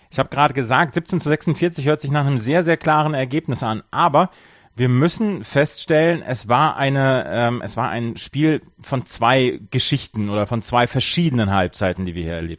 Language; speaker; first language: German; native; German